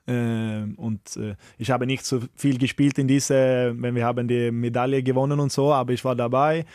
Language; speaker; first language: German; non-native, learner; Swedish